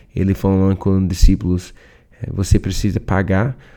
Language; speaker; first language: Portuguese; non-native, learner; English